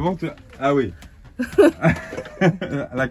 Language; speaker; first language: French; native; French